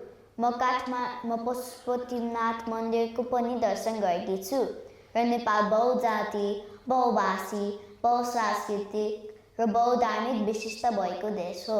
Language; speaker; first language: Nepali; early bilingual, heritage; Nepali